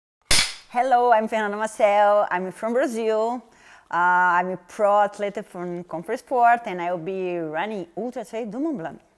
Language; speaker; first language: English; non-native, fluent; Portuguese